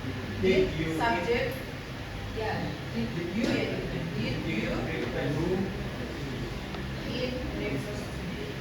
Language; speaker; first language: English; non-native, fluent; Indonesian